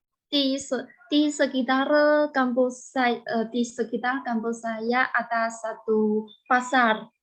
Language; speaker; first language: Indonesian; non-native, fluent; Chinese